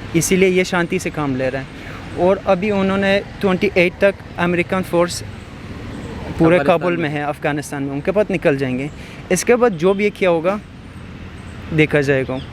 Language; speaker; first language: Hindi; non-native, fluent; Persian